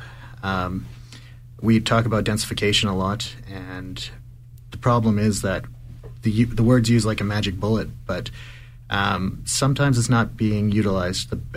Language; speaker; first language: English; native; English